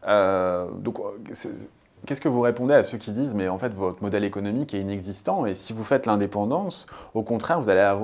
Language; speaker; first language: French; native; French